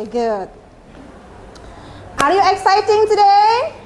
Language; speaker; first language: English; non-native, fluent; Indonesian